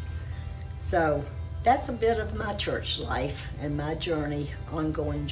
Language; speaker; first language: English; native; English